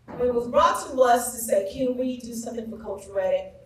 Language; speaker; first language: English; native; English